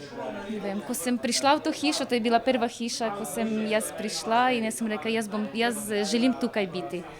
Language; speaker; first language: Slovenian; non-native, learner; Ukrainian